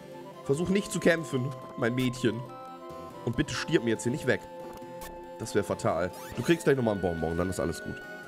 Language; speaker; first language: German; native; German